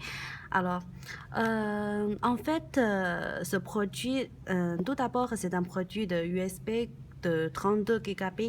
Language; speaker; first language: French; non-native, learner; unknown